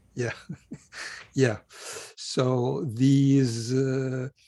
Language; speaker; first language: English; non-native, fluent; Italian